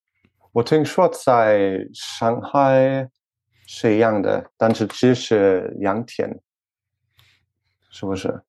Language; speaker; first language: Chinese; non-native, learner; French